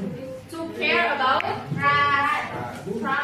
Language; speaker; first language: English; non-native, learner; Indonesian